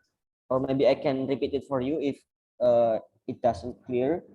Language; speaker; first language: English; non-native, learner; Indonesian